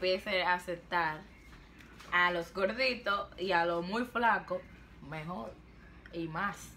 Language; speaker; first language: Spanish; native; Spanish